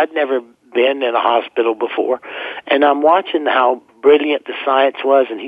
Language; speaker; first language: English; native; English